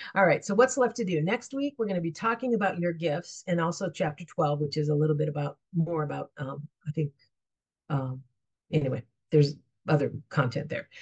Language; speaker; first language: English; native; English